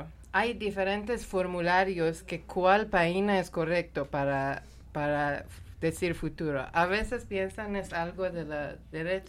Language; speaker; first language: Spanish; non-native, learner; Persian